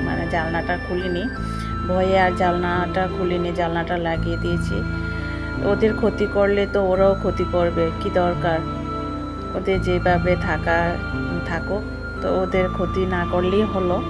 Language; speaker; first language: Bangla; native; Bangla